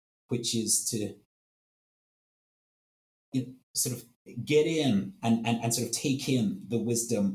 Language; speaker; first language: English; native; English